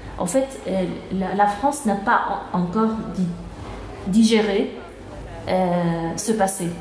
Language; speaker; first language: French; non-native, local second language; Arabic